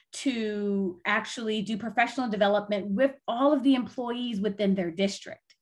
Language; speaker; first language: English; native; English